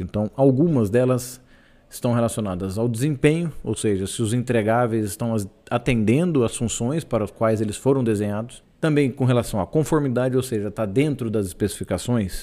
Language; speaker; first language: Portuguese; native; Portuguese